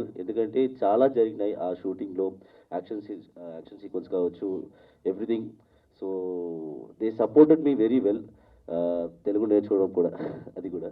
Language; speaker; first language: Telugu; non-native, learner; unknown